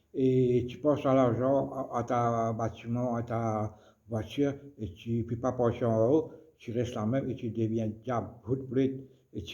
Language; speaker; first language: French; non-native, local second language; Morisyen